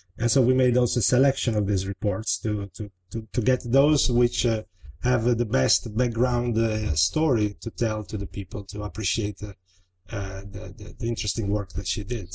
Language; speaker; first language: English; non-native, fluent; Italian